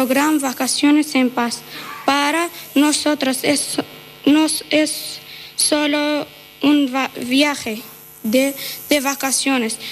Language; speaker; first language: Spanish; non-native, fluent; Arabic